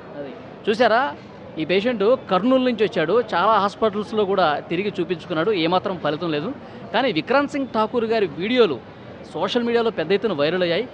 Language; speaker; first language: Telugu; native; Telugu